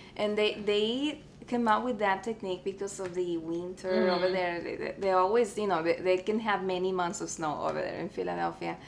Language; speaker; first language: English; early bilingual, other home language; Spanish